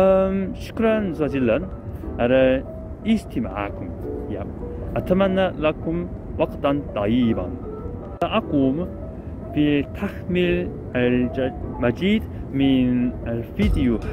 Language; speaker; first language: Arabic; non-native, learner; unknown